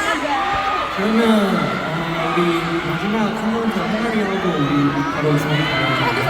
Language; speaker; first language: Korean; non-native, fluent; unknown